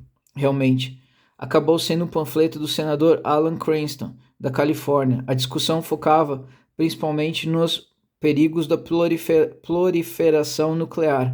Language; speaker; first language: Portuguese; native; Portuguese